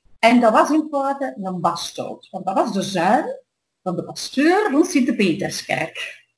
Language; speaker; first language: Dutch; native; Dutch